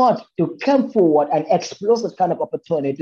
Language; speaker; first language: English; non-native, local second language; Hausa